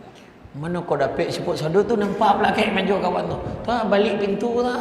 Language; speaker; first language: Malay; native; Malay